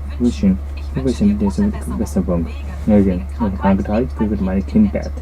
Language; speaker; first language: German; non-native, learner; Japanese